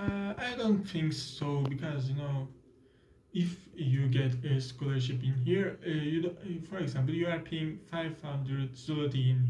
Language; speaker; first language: English; non-native, learner; Turkish